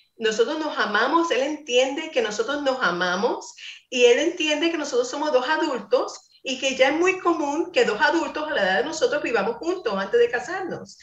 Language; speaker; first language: Spanish; non-native, fluent; English